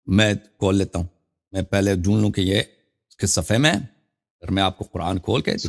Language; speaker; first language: Urdu; non-native, fluent; Persian